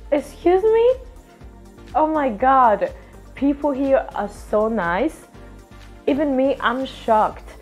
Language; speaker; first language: English; non-native, fluent; Swedish